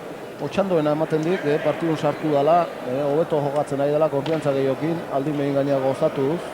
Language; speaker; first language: Basque; native; Basque